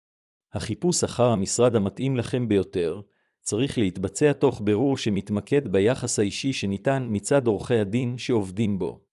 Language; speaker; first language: Hebrew; native; Hebrew